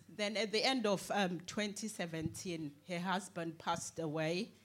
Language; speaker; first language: English; non-native, local second language; Shona